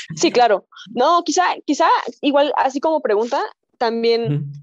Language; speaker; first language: Spanish; native; Spanish